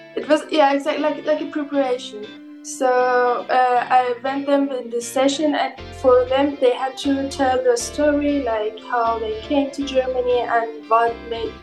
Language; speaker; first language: English; non-native, fluent; Persian